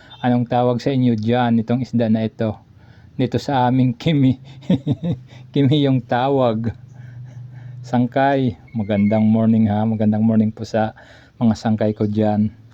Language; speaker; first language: Filipino; non-native, local second language; Waray